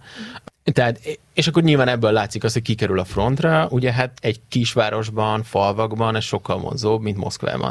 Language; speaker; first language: Hungarian; native; Hungarian